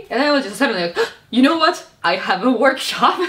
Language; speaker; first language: English; non-native, fluent; Finnish